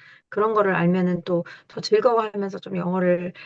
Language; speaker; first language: Korean; native; Korean